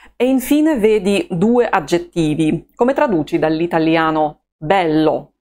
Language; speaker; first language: Italian; non-native, fluent; Russian